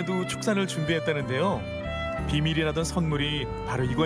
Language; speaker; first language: Korean; native; Korean